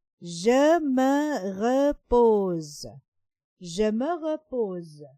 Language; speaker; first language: French; non-native, fluent; Thai